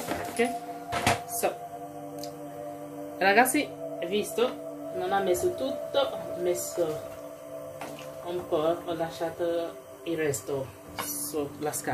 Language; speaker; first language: Italian; non-native, learner; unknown